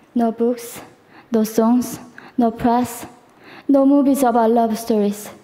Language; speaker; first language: English; non-native, fluent; Korean